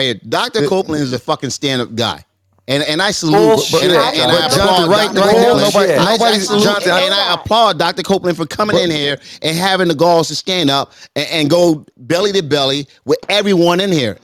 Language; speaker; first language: English; native; English